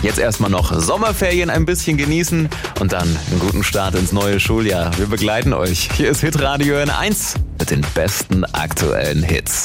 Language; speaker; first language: German; native; German